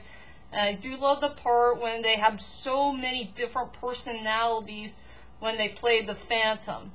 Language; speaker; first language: English; native; English